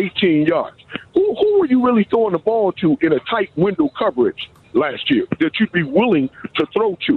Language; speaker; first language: English; native; English